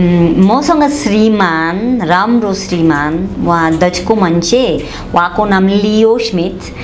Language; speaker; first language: Nepali; non-native, learner; Dutch